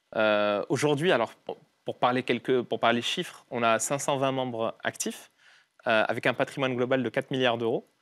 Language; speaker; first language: French; non-native, local second language; Arabic